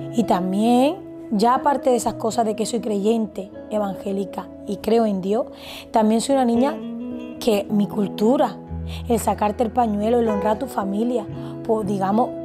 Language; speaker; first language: Spanish; native; Spanish